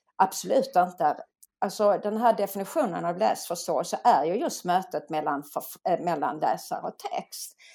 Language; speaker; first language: Swedish; native; Swedish